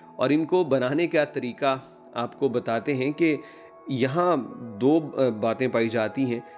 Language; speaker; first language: Urdu; non-native, local second language; Punjabi